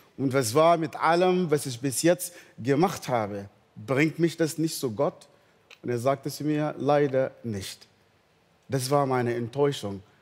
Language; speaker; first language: German; non-native, fluent; Arabic